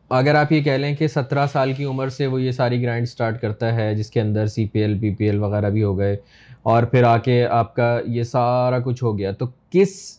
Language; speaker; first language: Urdu; native; Urdu